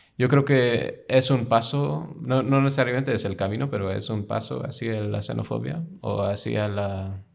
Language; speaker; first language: Spanish; non-native, fluent; English